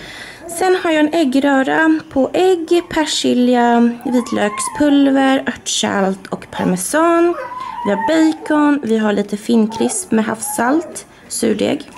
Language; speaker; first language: Swedish; native; Swedish